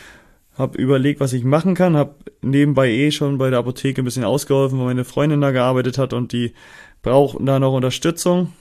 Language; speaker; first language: German; native; German